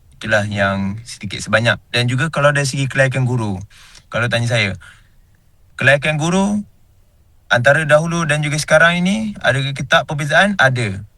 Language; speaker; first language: Malay; native; Malay